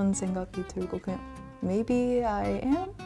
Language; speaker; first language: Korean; non-native, learner; English